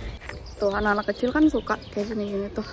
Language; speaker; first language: Indonesian; native; Indonesian